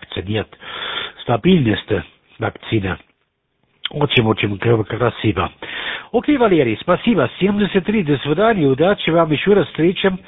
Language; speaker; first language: Russian; non-native, learner; German